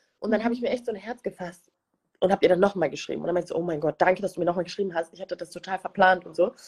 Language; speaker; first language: German; early bilingual, other home language; Kinyarwanda